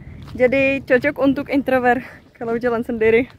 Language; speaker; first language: Indonesian; non-native, fluent; Czech